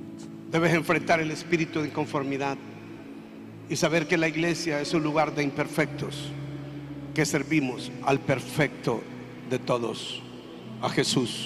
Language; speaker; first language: Spanish; native; Spanish